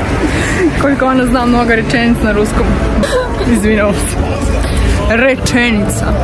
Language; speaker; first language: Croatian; non-native, learner; Russian